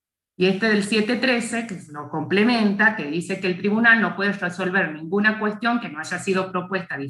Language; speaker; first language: Spanish; native; Spanish